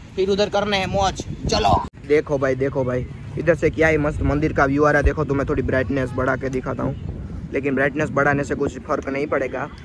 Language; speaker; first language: Hindi; non-native, local second language; Gujarati